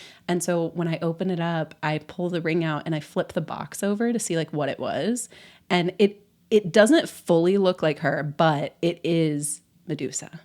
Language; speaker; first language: English; native; English